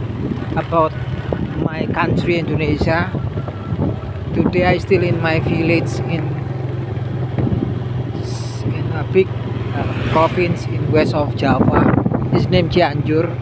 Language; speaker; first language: English; non-native, learner; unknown